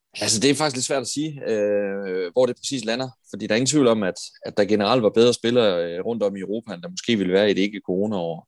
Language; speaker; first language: Danish; native; Danish